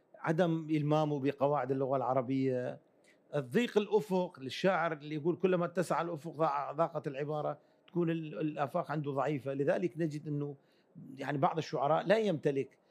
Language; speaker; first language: Arabic; early bilingual, other home language; Kurdish